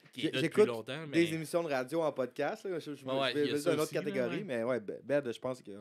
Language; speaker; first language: French; native; French